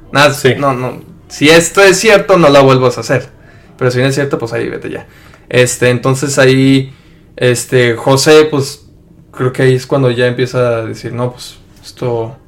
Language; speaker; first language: Spanish; early bilingual, heritage; Spanish